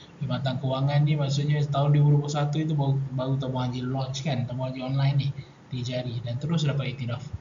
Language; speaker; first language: Malay; native; Malay